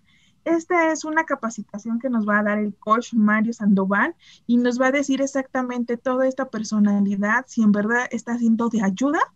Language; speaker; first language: Spanish; native; Spanish